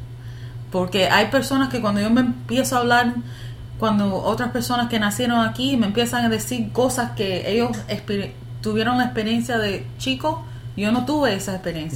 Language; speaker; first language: Spanish; early bilingual, heritage; Spanish